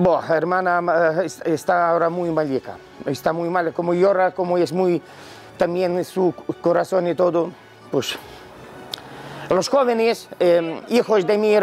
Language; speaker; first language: Spanish; non-native, learner; Ukrainian